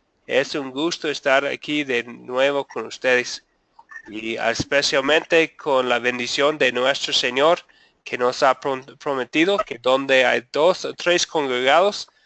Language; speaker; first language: Spanish; non-native, fluent; English